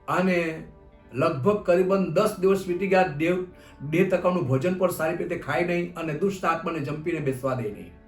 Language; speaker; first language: Gujarati; non-native, local second language; Gamit